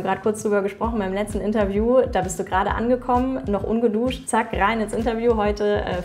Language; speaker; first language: German; native; German